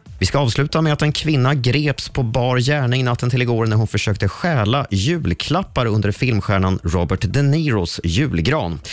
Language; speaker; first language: Swedish; native; Swedish